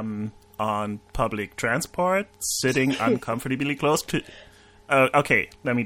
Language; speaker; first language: English; non-native, fluent; German